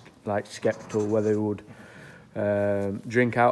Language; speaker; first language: English; native; English